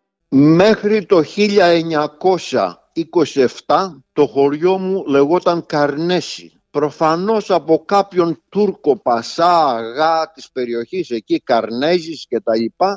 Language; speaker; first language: Greek; native; Greek